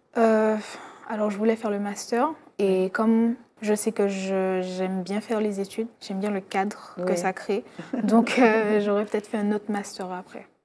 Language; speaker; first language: French; native; French